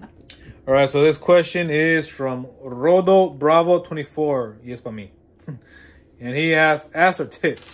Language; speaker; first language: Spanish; early bilingual, heritage; Spanish